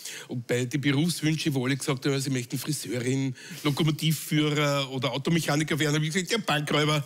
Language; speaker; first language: German; native; German